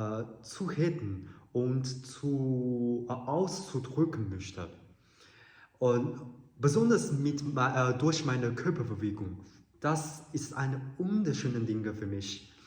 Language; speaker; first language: German; non-native, learner; Chinese